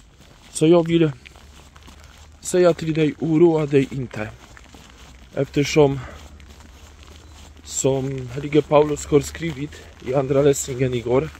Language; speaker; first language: Swedish; non-native, fluent; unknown